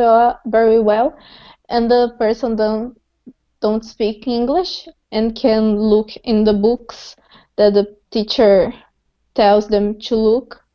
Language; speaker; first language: English; non-native, fluent; Portuguese